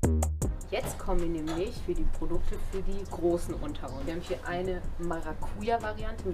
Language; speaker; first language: German; native; German